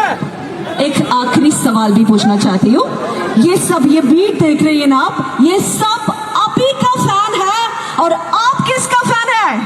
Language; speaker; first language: Hindi; non-native, local second language; Malayalam